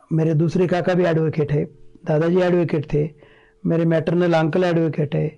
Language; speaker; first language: Hindi; non-native, local second language; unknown